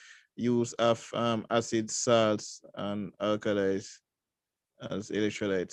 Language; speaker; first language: English; native; English